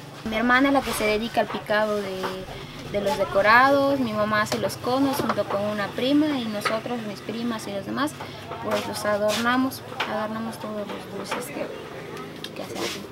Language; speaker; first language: Spanish; native; Spanish